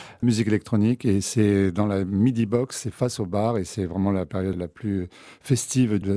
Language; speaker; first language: French; native; French